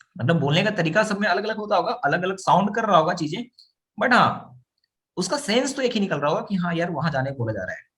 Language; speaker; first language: Hindi; native; Hindi